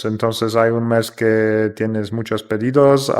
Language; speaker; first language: Spanish; non-native, fluent; Polish